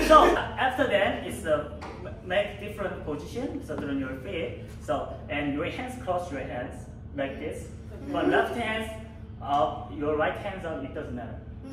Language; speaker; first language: English; non-native, learner; Korean